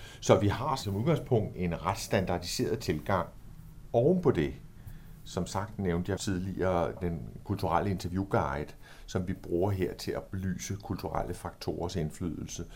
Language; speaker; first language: Danish; native; Danish